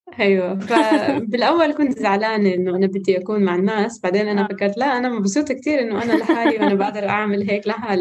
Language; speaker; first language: Arabic; non-native, fluent; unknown